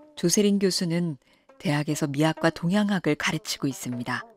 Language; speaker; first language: Korean; native; Korean